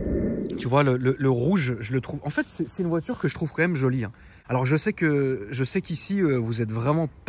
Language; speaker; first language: French; native; French